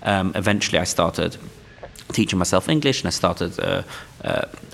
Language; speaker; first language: English; non-native, local second language; Yiddish